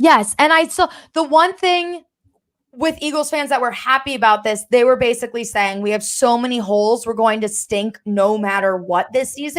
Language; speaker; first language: English; native; English